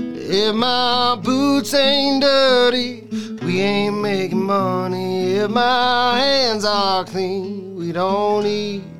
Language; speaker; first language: English; native; English